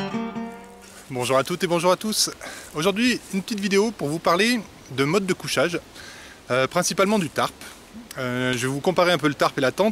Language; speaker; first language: French; native; French